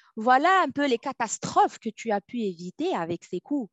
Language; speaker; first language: French; non-native, local second language; Arabic